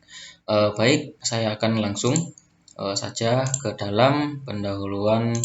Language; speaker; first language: Indonesian; native; Indonesian